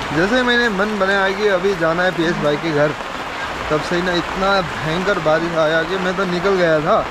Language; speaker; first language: Hindi; non-native, local second language; Nepali